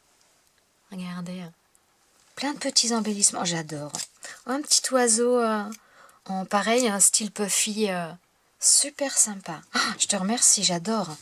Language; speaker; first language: French; native; French